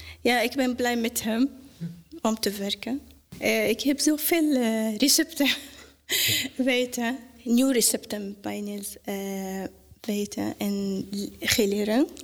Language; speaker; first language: Dutch; non-native, learner; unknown